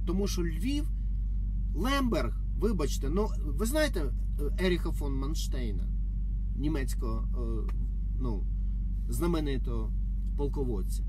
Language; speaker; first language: Ukrainian; non-native, local second language; Russian